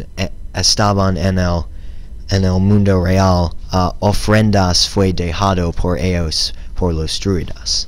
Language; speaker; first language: Spanish; non-native, learner; English